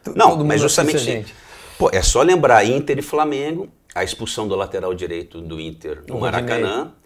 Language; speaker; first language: Portuguese; native; Portuguese